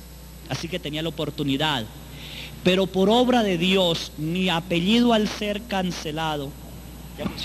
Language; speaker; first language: Spanish; native; Spanish